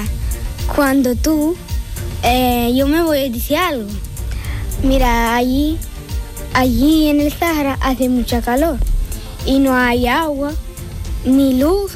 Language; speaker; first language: Spanish; non-native, learner; Arabic